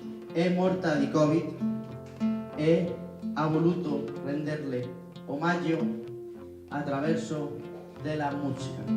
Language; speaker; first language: Italian; non-native, learner; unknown